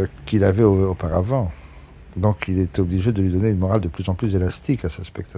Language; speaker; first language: French; native; French